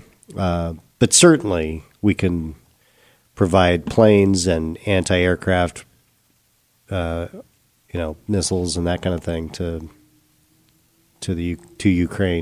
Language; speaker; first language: English; native; English